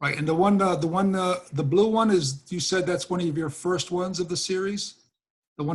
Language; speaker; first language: English; native; English